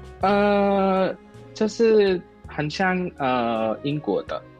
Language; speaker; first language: Chinese; non-native, learner; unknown